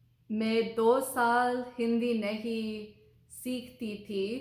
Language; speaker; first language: Hindi; non-native, learner; English